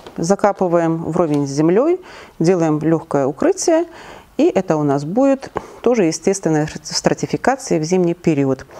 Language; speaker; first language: Russian; native; Russian